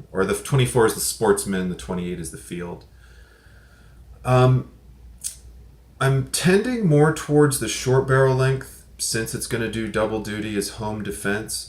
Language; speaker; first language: English; native; English